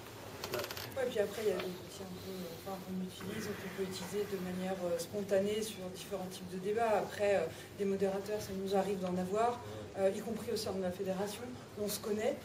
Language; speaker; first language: French; native; French